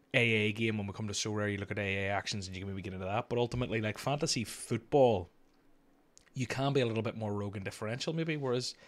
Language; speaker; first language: English; native; English